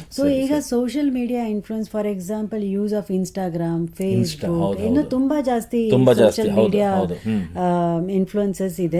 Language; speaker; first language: Kannada; non-native, local second language; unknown